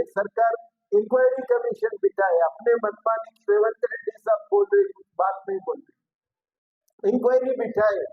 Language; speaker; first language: Hindi; non-native, local second language; Telugu